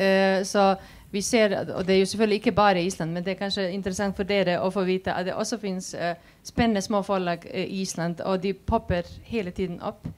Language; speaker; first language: Swedish; non-native, fluent; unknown